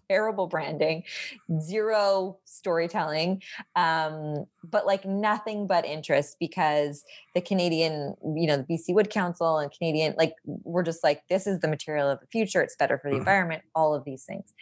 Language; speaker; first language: English; native; English